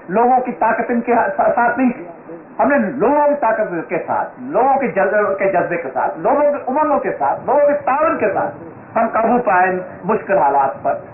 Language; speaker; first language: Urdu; non-native, local second language; Sindhi